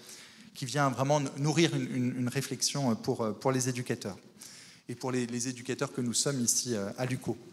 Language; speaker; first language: French; native; French